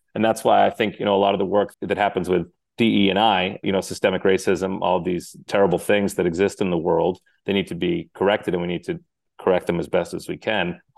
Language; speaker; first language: English; native; English